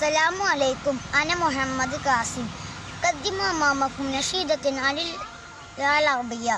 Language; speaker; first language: Arabic; non-native, learner; Malayalam